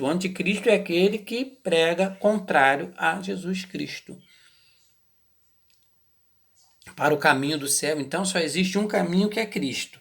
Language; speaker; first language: Portuguese; native; Portuguese